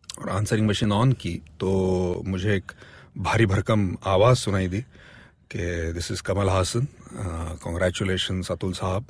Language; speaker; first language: Hindi; non-native, local second language; Marathi